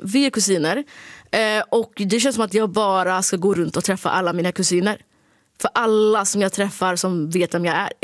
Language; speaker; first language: Swedish; early bilingual, other home language; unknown